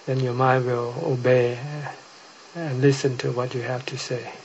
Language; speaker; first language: English; non-native, fluent; Thai